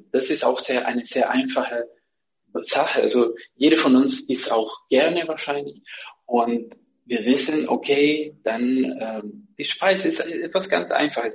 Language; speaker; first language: German; non-native, fluent; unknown